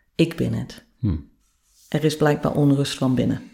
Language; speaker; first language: Dutch; non-native, fluent; English